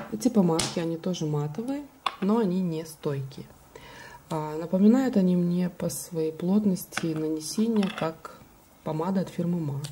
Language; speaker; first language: Russian; native; Russian